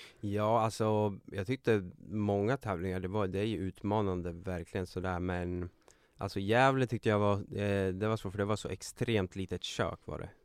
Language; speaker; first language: Swedish; native; Swedish